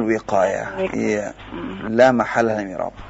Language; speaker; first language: Arabic; non-native, fluent; Indonesian